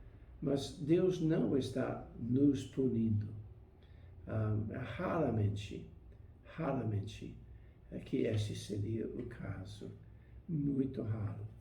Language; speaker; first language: Portuguese; non-native, fluent; English